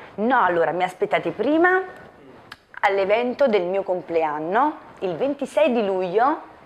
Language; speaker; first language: Italian; native; Italian